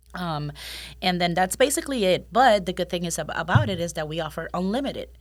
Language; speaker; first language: English; non-native, fluent; Spanish